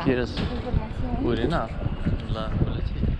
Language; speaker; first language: Spanish; non-native, learner; Swedish